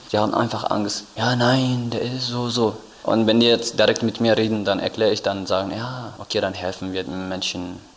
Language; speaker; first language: German; non-native, learner; Tigrinya